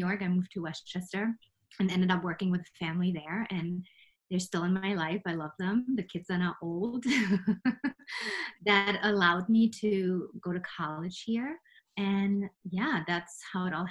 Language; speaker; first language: English; non-native, fluent; German